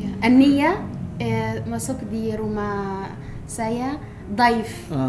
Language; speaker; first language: Indonesian; non-native, learner; Arabic